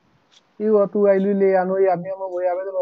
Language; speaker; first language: Italian; non-native, learner; Bangla